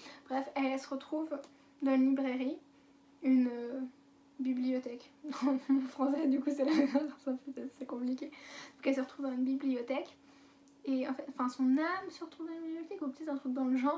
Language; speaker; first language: French; native; French